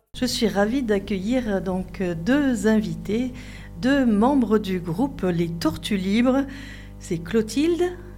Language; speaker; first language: French; native; French